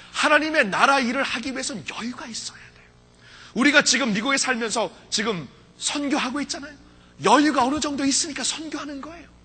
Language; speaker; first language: Korean; early bilingual, heritage; Korean